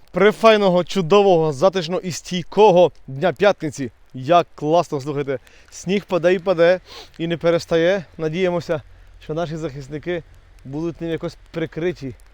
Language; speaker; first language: Ukrainian; native; Ukrainian